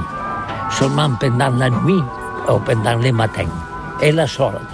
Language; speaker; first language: French; non-native, learner; Catalan